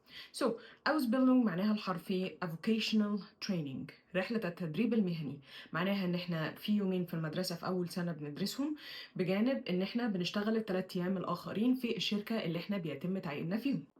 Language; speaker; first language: Arabic; native; Arabic